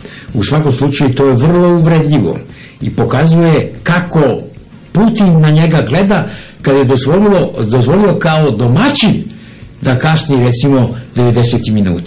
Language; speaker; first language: Serbian; native; Serbian